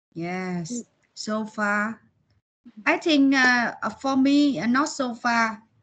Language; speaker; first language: English; non-native, learner; Vietnamese